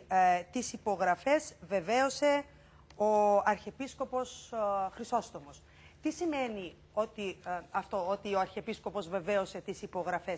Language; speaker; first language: Greek; native; Greek